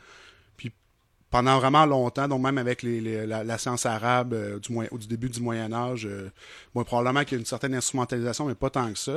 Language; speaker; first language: French; native; French